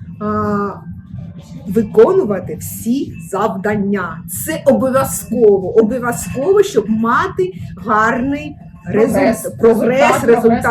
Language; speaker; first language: Ukrainian; non-native, local second language; Russian